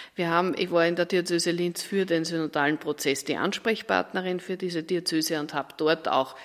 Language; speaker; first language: German; native; German